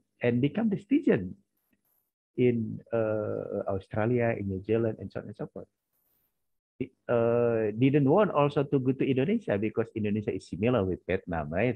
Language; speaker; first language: English; non-native, learner; Indonesian